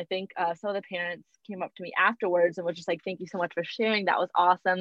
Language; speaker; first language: English; native; English